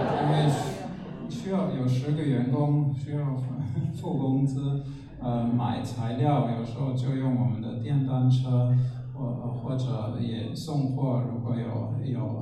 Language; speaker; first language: Chinese; non-native, fluent; German